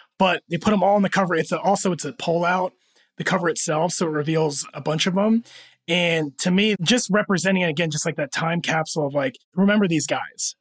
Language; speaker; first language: English; early bilingual, other home language; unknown